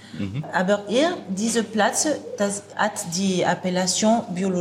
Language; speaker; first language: German; non-native, learner; French